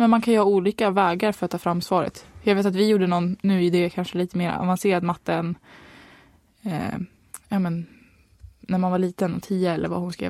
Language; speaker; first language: Swedish; native; Swedish